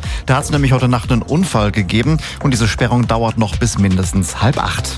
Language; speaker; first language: German; native; German